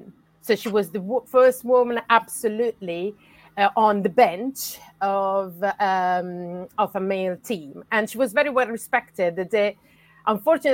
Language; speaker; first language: English; non-native, fluent; Italian